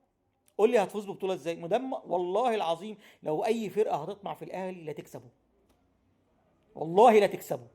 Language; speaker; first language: Arabic; native; Arabic